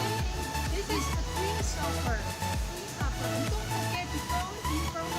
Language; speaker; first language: English; non-native, learner; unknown